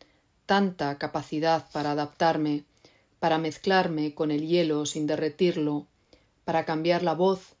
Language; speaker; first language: Spanish; native; Spanish